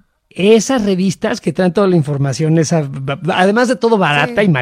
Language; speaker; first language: Spanish; native; Spanish